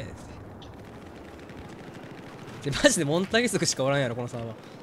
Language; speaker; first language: Japanese; native; Japanese